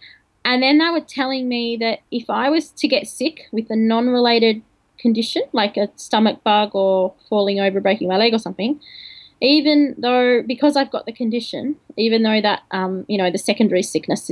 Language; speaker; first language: English; native; English